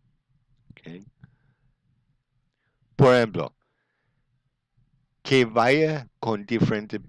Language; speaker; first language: Spanish; non-native, fluent; English